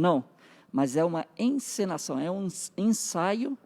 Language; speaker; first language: Portuguese; native; Portuguese